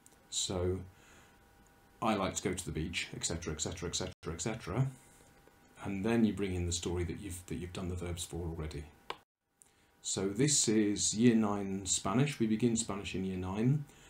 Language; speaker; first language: English; native; English